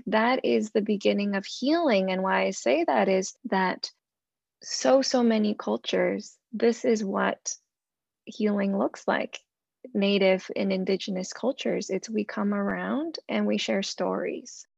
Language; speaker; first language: English; non-native, local second language; Cantonese